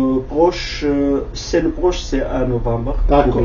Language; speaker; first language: French; non-native, learner; Kurdish